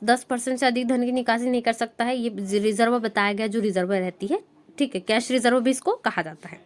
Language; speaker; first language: Hindi; native; Hindi